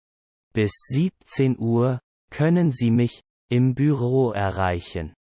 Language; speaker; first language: German; non-native, learner; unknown